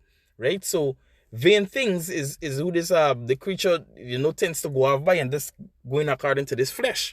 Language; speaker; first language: English; native; English